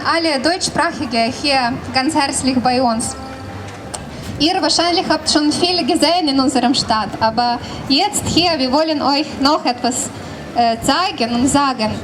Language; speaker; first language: German; non-native, learner; Ukrainian